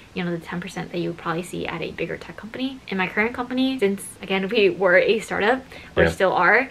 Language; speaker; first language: English; native; English